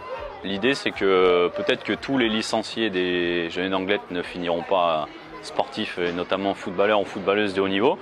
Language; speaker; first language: French; native; French